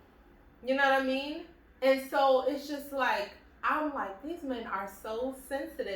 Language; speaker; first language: English; native; English